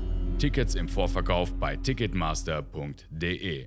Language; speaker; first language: German; native; German